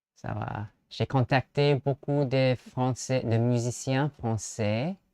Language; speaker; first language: French; non-native, learner; English